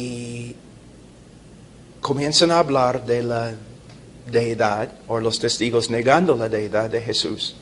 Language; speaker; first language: Spanish; non-native, fluent; English